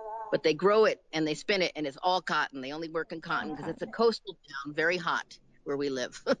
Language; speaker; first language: English; native; English